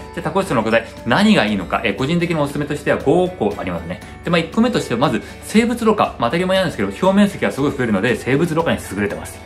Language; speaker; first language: Japanese; early bilingual, heritage; Japanese